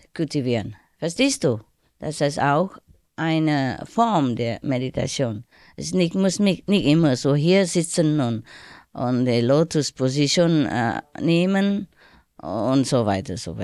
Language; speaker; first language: German; non-native, learner; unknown